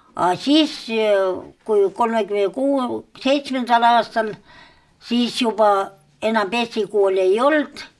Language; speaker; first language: Estonian; early bilingual, heritage; Estonian